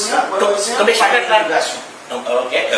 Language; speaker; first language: Portuguese; non-native, learner; Haitian Creole